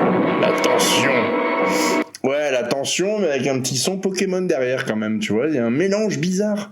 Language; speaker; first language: French; native; French